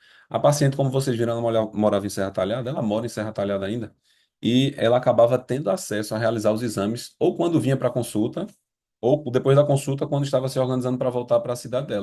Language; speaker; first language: Portuguese; native; Portuguese